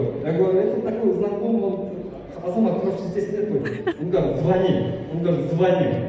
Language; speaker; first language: Russian; non-native, local second language; Kyrgyz